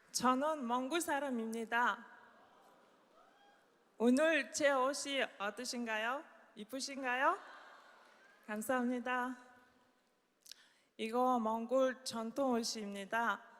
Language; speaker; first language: Korean; non-native, learner; Mongolian